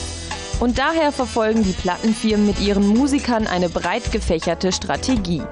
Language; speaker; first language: German; native; German